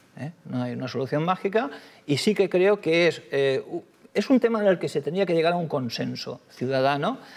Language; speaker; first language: Spanish; native; Spanish